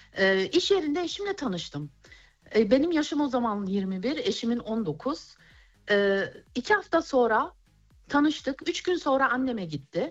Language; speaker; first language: Turkish; early bilingual, other home language; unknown